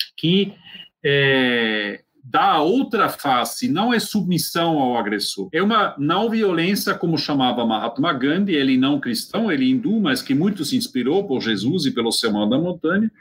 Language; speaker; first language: Portuguese; non-native, fluent; Swiss German